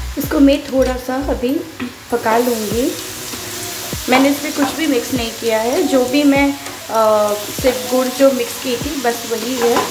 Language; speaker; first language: Hindi; non-native, local second language; Bangla